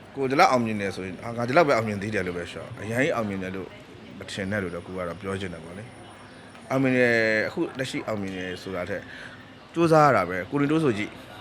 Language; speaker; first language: Burmese; non-native, local second language; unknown